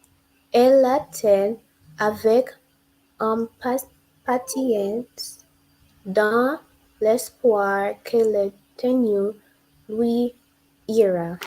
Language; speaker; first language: French; non-native, learner; English